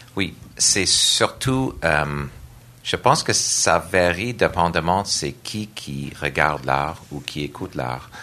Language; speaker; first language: French; non-native, local second language; English